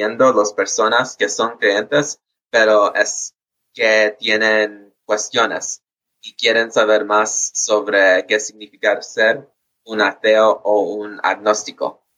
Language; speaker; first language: Spanish; early bilingual, heritage; English